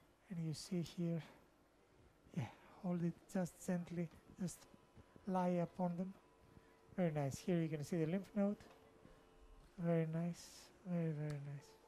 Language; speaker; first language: English; non-native, fluent; Greek